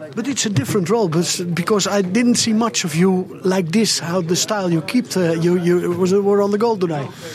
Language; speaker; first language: English; non-native, fluent; Dutch